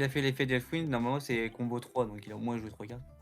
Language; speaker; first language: French; native; French